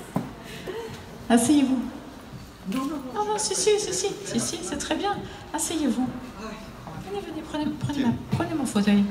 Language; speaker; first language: French; native; French